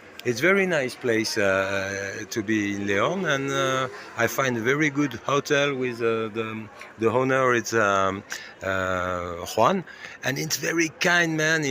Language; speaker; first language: English; non-native, learner; French